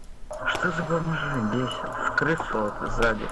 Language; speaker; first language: Russian; native; Russian